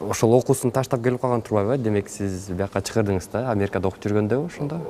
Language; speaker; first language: Kyrgyz; native; Kyrgyz